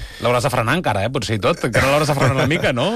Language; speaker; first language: Catalan; native; Catalan